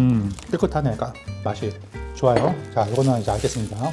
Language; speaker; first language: Korean; native; Korean